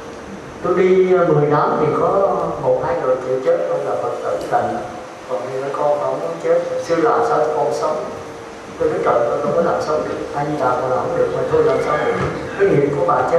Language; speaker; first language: Vietnamese; native; Vietnamese